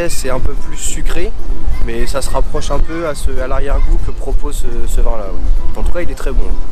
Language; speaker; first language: French; native; French